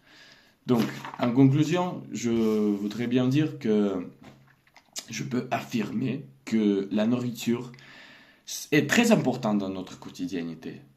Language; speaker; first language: French; non-native, learner; Russian